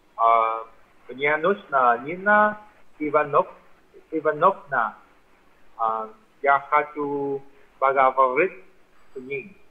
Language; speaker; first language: Russian; non-native, learner; Vietnamese